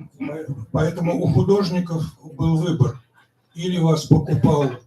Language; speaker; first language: Russian; native; Russian